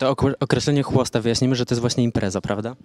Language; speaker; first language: Polish; native; Polish